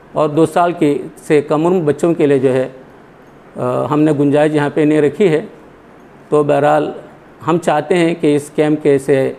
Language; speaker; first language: Hindi; non-native, local second language; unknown